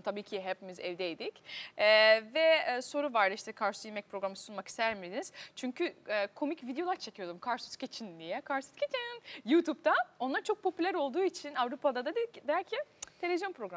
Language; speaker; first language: Turkish; early bilingual, heritage; Turkish